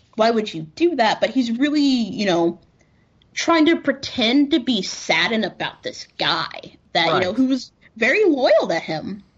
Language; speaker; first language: English; native; English